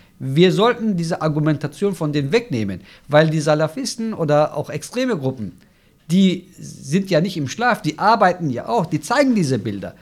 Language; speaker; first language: German; non-native, fluent; Turkish